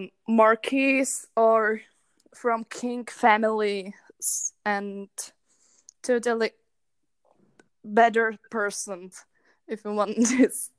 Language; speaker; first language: English; non-native, learner; Czech